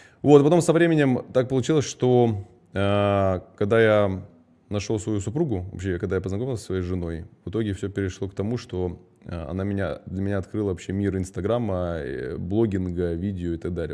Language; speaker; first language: Russian; early bilingual, heritage; Russian